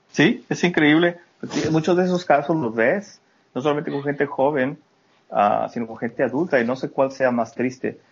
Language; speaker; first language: Spanish; native; Spanish